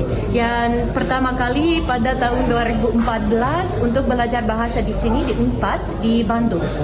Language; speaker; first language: Indonesian; non-native, fluent; Ukrainian